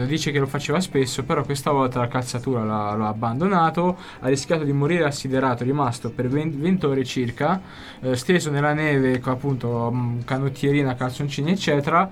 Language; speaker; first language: Italian; native; Italian